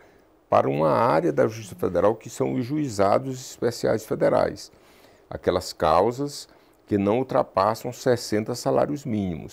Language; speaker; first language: Portuguese; native; Portuguese